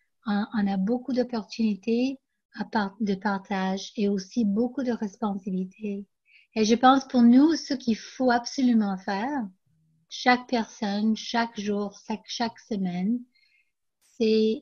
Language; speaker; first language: French; non-native, local second language; English